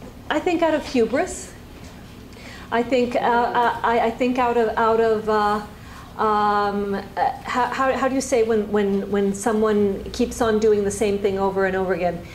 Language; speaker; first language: English; non-native, fluent; Spanish